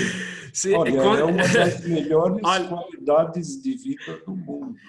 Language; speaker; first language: Portuguese; early bilingual, other home language; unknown